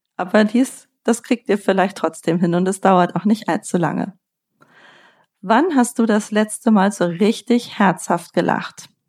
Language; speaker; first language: German; native; German